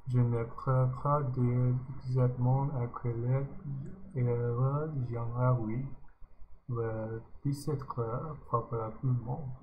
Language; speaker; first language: French; non-native, learner; English